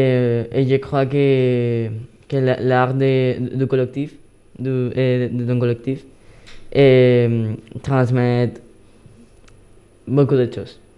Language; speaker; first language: French; non-native, learner; Spanish